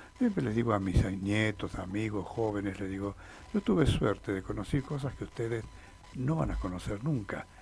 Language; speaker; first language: Spanish; native; Spanish